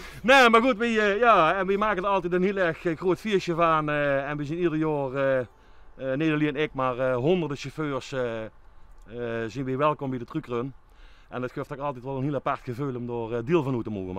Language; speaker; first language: Dutch; native; Dutch